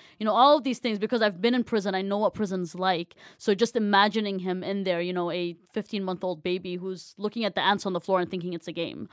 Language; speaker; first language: English; non-native, fluent; Arabic